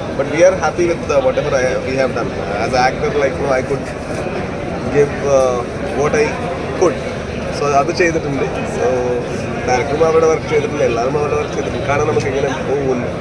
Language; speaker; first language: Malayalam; non-native, learner; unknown